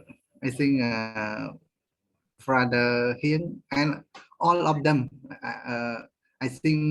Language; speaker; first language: English; non-native, learner; Khmer